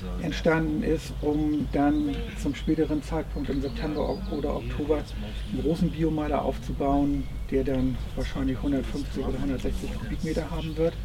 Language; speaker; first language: German; native; German